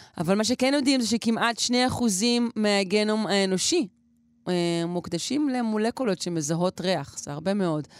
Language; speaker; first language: Hebrew; native; Hebrew